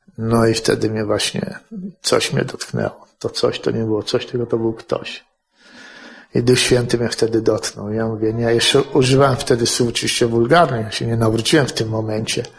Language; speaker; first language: Polish; native; Polish